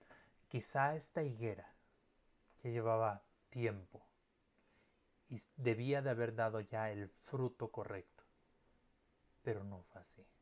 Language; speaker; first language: Spanish; native; Spanish